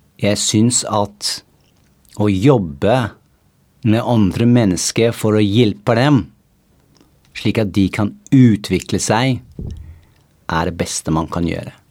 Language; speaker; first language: Norwegian; non-native, fluent; English